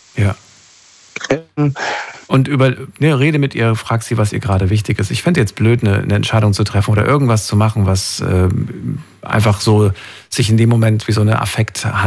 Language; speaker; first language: German; native; German